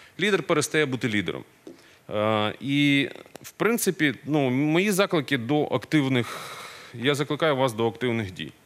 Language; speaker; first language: Ukrainian; non-native, local second language; Russian